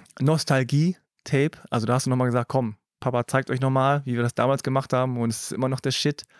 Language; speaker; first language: German; early bilingual, other home language; Korean